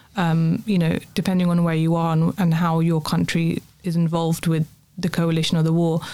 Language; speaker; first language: English; native; English